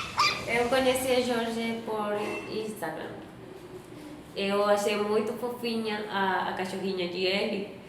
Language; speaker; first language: Portuguese; non-native, fluent; Spanish